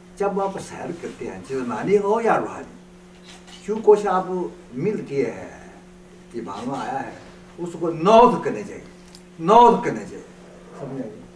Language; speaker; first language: Urdu; non-native, fluent; Chinese